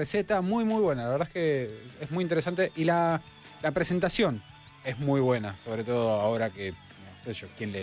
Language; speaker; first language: Spanish; native; Spanish